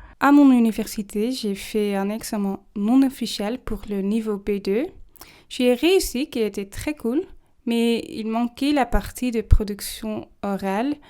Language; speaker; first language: French; non-native, fluent; English